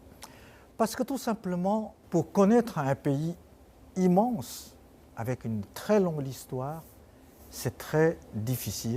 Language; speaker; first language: French; non-native, fluent; Chinese